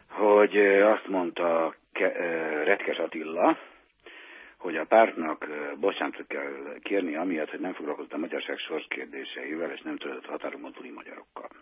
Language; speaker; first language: Hungarian; native; Hungarian